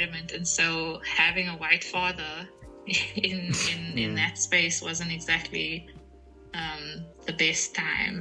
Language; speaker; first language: English; native; English